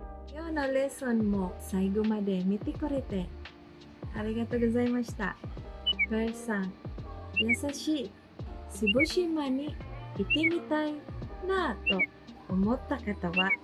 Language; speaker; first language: Japanese; non-native, fluent; Cebuano